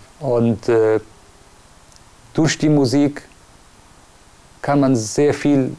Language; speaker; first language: German; non-native, fluent; Persian